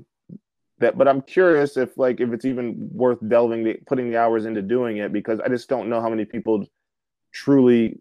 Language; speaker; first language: English; native; English